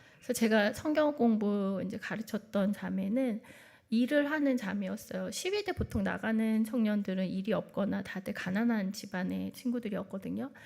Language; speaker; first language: Korean; native; Korean